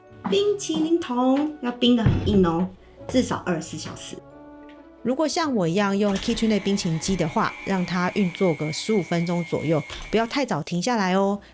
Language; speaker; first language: Chinese; native; Chinese